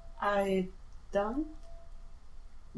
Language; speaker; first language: English; non-native, learner; Spanish